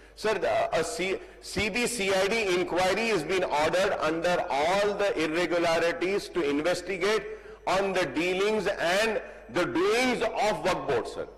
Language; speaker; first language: English; non-native, local second language; Urdu